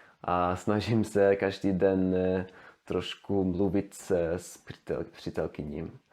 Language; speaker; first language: Czech; non-native, learner; Swedish